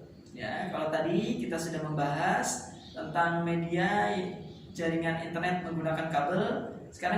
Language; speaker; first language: Indonesian; native; Indonesian